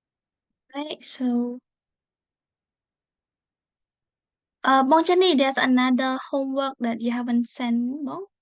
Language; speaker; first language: English; non-native, fluent; Khmer